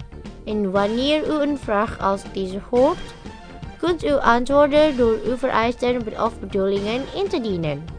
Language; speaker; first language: Dutch; non-native, learner; Indonesian